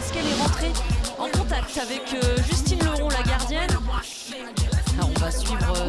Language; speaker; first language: French; native; French